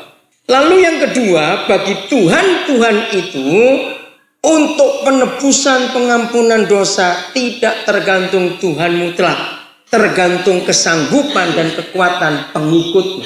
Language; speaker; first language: Indonesian; native; Indonesian